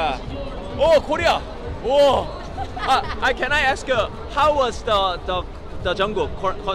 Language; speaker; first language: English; non-native, learner; Korean